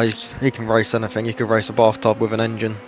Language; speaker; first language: English; native; English